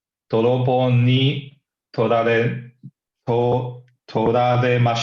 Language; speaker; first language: Japanese; non-native, learner; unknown